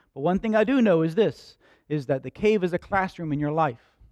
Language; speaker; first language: English; native; English